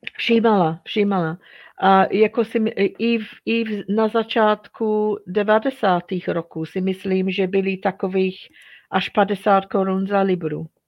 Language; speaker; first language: Czech; non-native, fluent; English